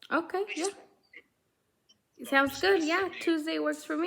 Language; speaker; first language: English; native; English